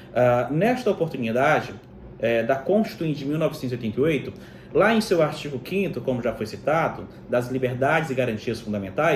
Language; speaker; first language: Portuguese; native; Portuguese